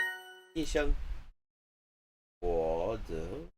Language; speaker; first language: Chinese; non-native, learner; English